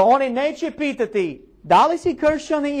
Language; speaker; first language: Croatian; non-native, learner; English